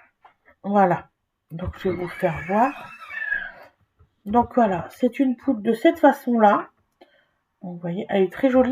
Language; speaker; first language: French; native; French